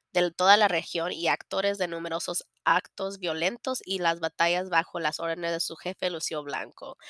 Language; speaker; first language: Spanish; early bilingual, heritage; Spanish